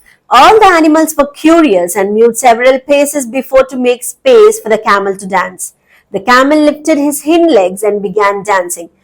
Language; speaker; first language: English; non-native, local second language; Telugu